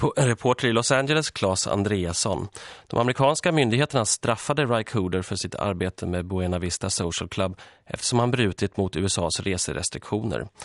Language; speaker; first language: Swedish; early bilingual, other home language; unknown